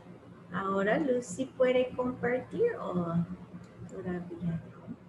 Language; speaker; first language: Spanish; non-native, fluent; English